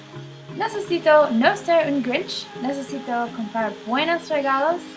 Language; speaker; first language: Spanish; non-native, learner; English